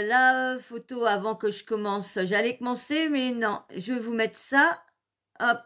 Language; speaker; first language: French; native; French